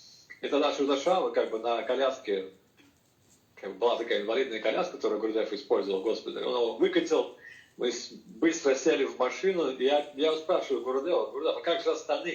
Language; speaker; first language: Russian; native; Russian